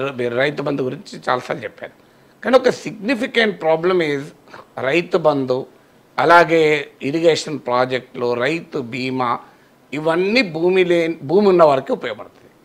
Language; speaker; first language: Telugu; native; Telugu